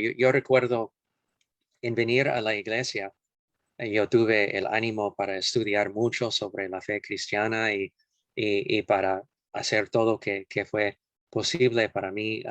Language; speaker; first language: Spanish; non-native, fluent; English